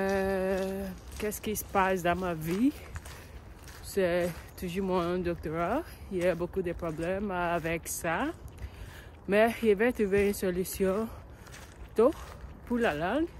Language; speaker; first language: French; non-native, learner; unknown